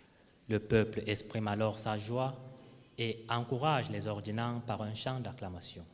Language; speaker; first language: French; native; French